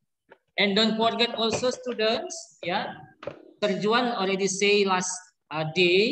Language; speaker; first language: English; non-native, learner; Indonesian